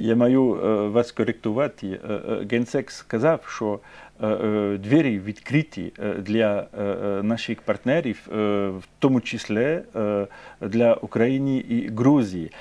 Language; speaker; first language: Ukrainian; non-native, fluent; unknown